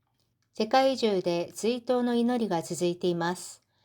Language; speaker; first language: Japanese; non-native, fluent; Korean